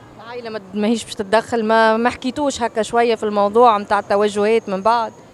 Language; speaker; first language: Arabic; native; Arabic